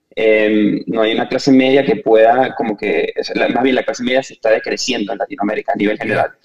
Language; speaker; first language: Spanish; native; Spanish